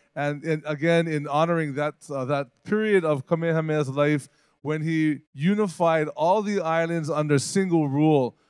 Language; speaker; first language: English; native; English